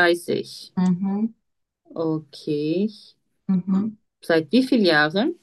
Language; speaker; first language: German; non-native, fluent; Turkish